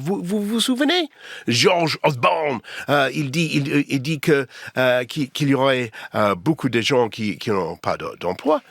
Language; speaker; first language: French; non-native, learner; English